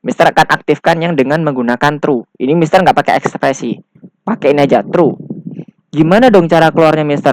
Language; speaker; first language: Indonesian; native; Indonesian